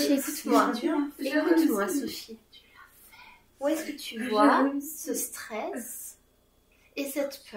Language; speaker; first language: French; native; French